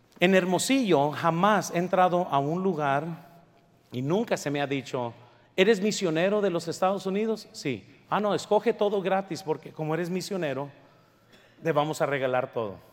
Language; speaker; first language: Spanish; early bilingual, heritage; Spanish